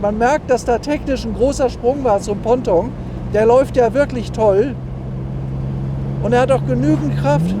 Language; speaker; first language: German; native; German